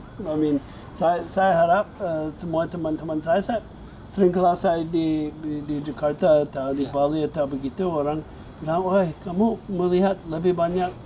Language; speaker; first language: Indonesian; non-native, fluent; English